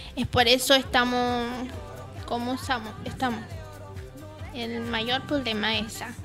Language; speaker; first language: Spanish; non-native, learner; Haitian Creole